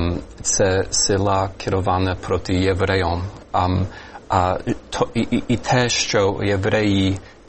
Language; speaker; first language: Ukrainian; non-native, fluent; English